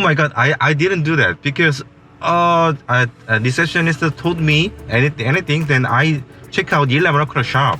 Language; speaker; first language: English; non-native, learner; Korean